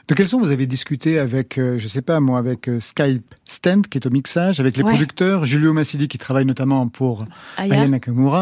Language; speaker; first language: French; native; French